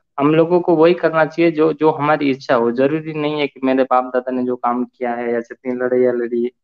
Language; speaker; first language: Hindi; native; Hindi